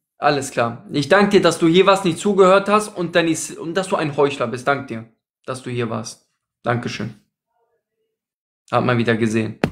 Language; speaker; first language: German; native; German